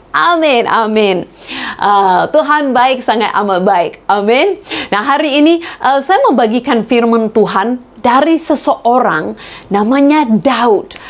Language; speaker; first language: Indonesian; non-native, fluent; English